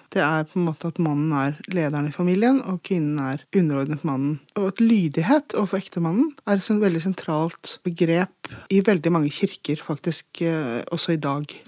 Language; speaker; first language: Norwegian; native; Norwegian